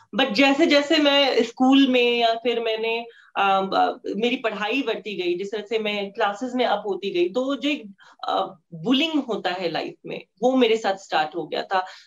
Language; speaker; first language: Hindi; native; Hindi